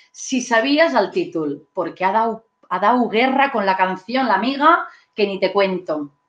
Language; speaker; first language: Spanish; non-native, local second language; Catalan